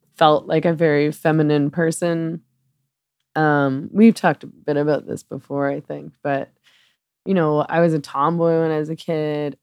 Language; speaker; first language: English; native; English